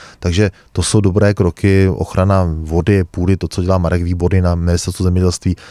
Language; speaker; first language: Czech; native; Czech